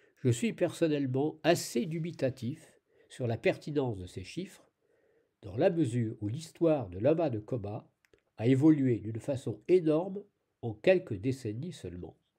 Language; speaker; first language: French; native; French